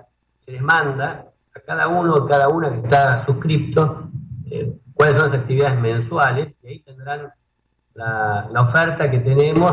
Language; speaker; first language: Spanish; native; Spanish